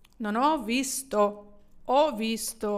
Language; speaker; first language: Italian; non-native, fluent; Ukrainian